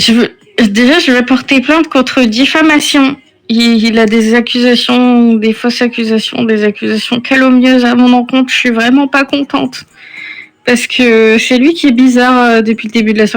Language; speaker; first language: French; native; French